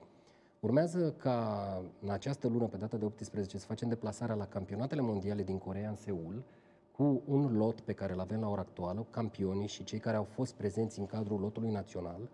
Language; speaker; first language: Romanian; native; Romanian